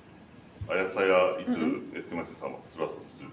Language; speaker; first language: Indonesian; non-native, learner; Japanese